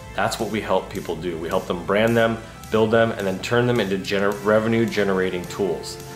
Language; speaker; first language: English; native; English